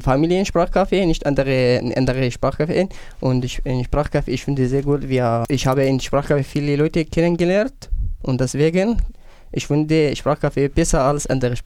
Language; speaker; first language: German; non-native, learner; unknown